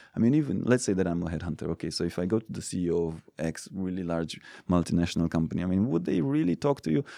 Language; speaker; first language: English; non-native, fluent; Romanian